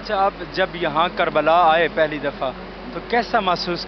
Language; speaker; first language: Urdu; native; Urdu